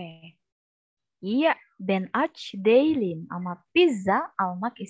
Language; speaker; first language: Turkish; non-native, fluent; Indonesian